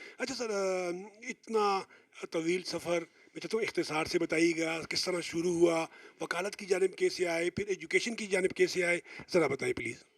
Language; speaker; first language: Urdu; non-native, local second language; Northern Hindko